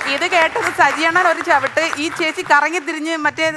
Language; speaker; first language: Malayalam; native; Malayalam